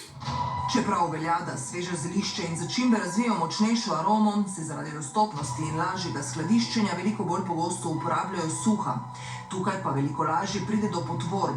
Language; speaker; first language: Slovenian; native; Slovenian